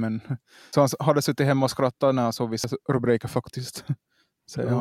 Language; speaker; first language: Swedish; native; Swedish